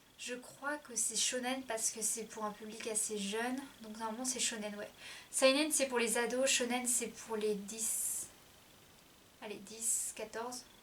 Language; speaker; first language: French; native; French